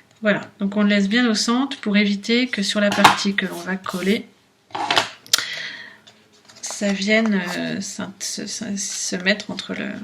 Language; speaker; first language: French; native; French